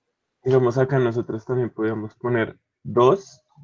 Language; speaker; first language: Spanish; native; Spanish